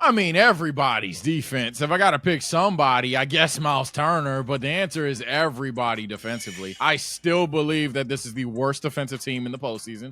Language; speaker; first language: English; native; English